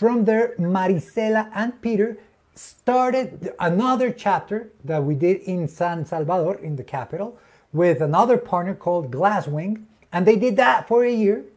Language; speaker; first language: English; non-native, fluent; Spanish